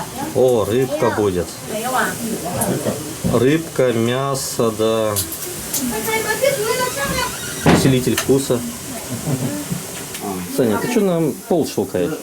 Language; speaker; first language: Russian; native; Russian